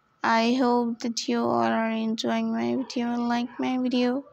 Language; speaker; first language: English; non-native, local second language; Urdu